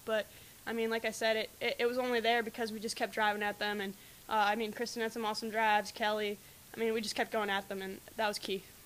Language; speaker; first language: English; native; English